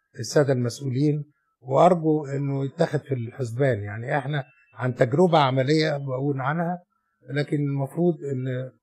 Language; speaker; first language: Arabic; native; Arabic